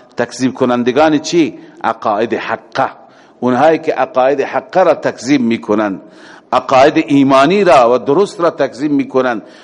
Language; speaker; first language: Persian; native; Persian